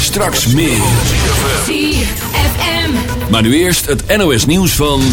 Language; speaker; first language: Dutch; native; Dutch